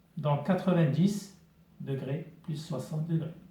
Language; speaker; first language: French; non-native, local second language; Arabic